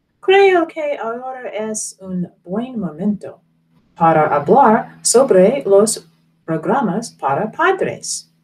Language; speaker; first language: Spanish; non-native, fluent; English